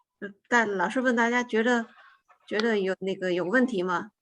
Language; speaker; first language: Chinese; native; Chinese